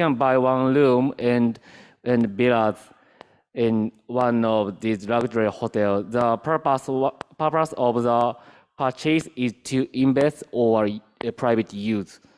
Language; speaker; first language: English; non-native, learner; Japanese